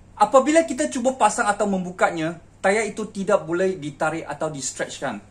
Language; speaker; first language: Malay; native; Malay